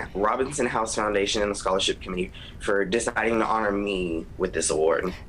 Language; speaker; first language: English; native; English